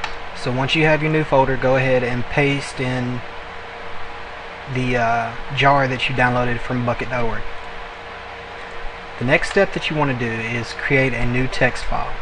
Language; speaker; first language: English; native; English